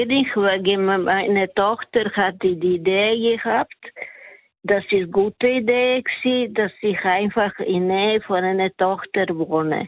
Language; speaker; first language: German; non-native, learner; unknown